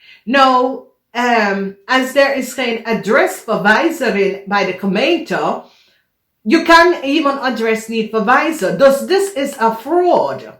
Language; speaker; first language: Dutch; non-native, learner; English